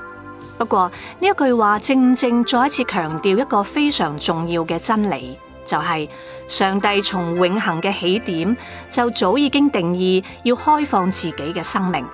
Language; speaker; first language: Chinese; non-native, local second language; Cantonese